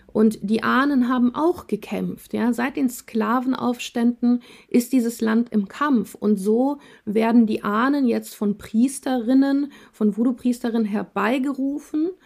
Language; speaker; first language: German; early bilingual, other home language; Russian